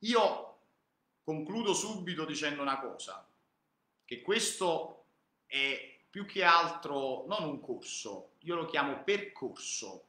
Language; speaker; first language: Italian; native; Italian